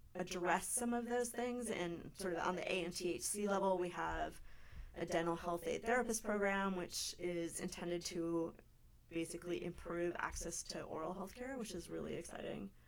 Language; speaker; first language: English; native; English